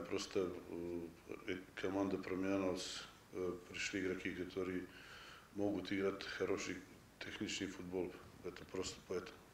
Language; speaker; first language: Russian; non-native, fluent; Serbian